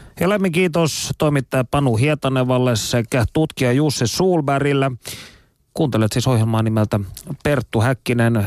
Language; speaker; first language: Finnish; native; Finnish